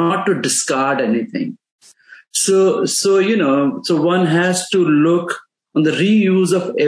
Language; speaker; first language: English; non-native, local second language; Urdu